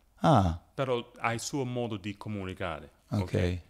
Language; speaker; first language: Italian; non-native, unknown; English